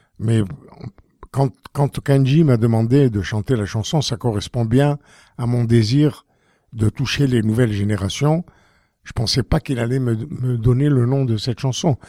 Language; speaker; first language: French; native; French